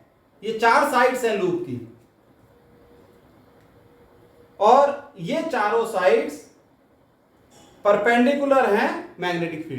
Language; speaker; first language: Hindi; native; Hindi